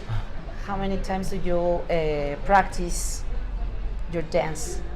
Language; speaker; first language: English; non-native, learner; Spanish